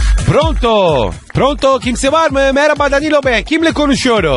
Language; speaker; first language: Turkish; non-native, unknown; Italian